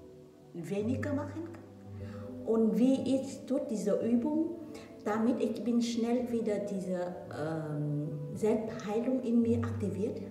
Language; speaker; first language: German; non-native, learner; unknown